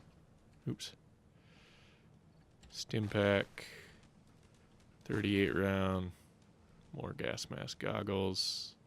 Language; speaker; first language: English; native; English